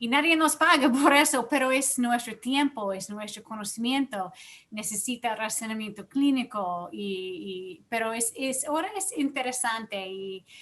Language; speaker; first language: Spanish; non-native, fluent; English